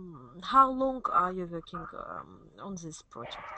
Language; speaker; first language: English; non-native, fluent; Azerbaijani